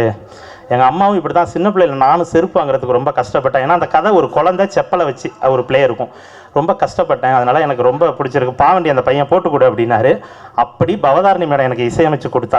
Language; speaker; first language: Tamil; native; Tamil